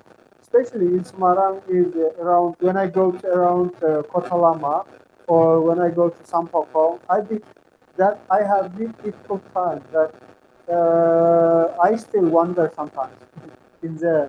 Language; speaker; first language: English; non-native, fluent; Turkmen